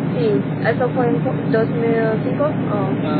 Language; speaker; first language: Spanish; non-native, learner; English